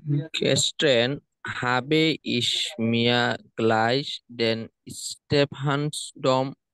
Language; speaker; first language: German; non-native, learner; Bangla